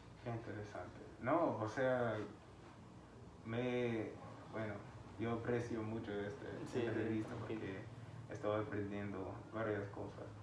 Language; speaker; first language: Spanish; non-native, fluent; English